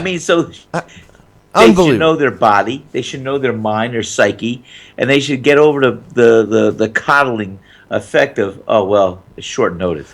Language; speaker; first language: English; native; English